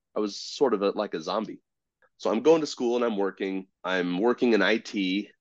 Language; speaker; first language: English; native; English